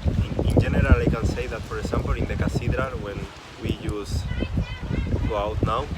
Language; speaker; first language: English; non-native, fluent; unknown